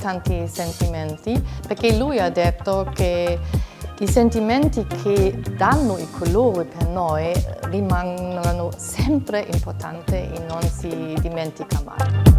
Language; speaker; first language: Italian; non-native, fluent; German